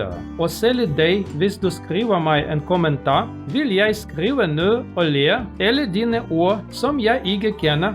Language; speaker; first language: Danish; non-native, learner; Russian